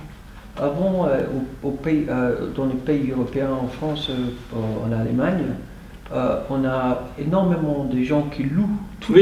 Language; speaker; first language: French; non-native, fluent; English